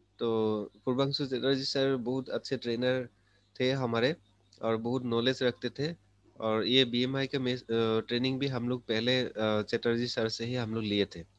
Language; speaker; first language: Hindi; non-native, local second language; Assamese